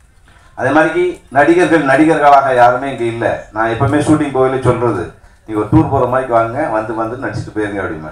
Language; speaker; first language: Tamil; native; Tamil